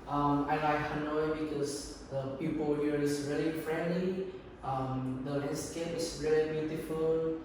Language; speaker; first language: English; non-native, learner; Vietnamese